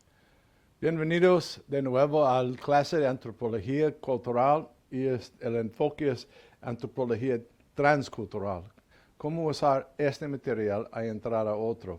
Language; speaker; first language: Spanish; non-native, fluent; English